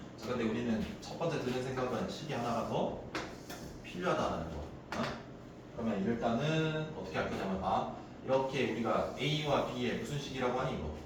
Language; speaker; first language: Korean; native; Korean